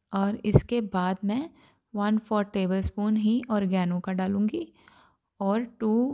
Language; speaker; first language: Hindi; non-native, local second language; Punjabi